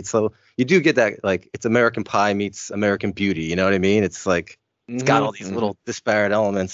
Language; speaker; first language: English; native; English